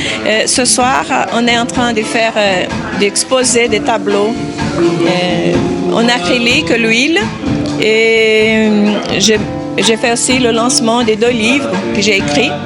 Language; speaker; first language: French; non-native, fluent; Portuguese